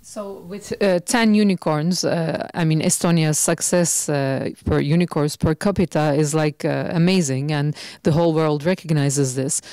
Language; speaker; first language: English; non-native, fluent; Turkish